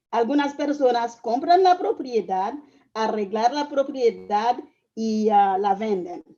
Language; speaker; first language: Spanish; non-native, fluent; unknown